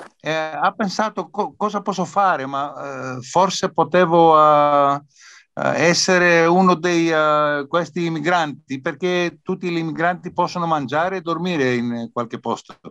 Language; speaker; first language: Italian; non-native, learner; Greek